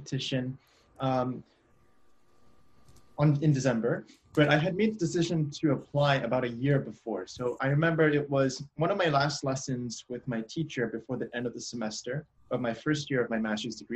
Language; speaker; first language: English; native; English